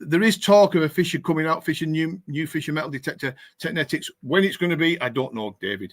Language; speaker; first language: English; native; English